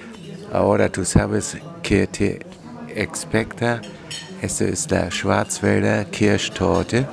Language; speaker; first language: Spanish; non-native, fluent; German